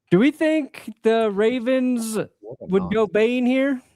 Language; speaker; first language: English; native; English